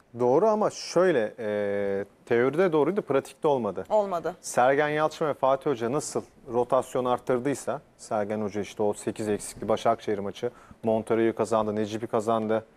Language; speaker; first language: Turkish; native; Turkish